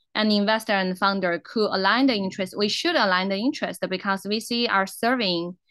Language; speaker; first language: English; non-native, fluent; Chinese